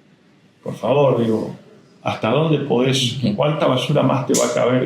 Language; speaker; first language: Spanish; native; Spanish